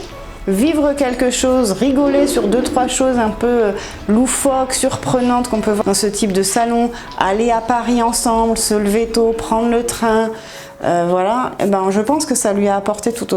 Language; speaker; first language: French; native; French